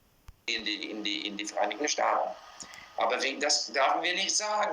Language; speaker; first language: German; non-native, fluent; English